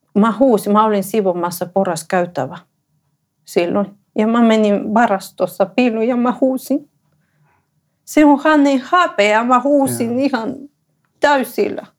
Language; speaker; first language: Finnish; non-native, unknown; Spanish